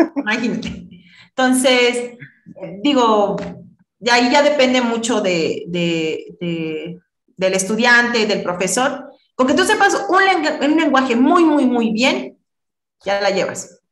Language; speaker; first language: Spanish; native; Spanish